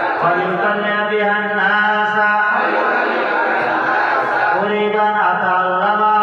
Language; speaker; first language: Arabic; non-native, fluent; Bangla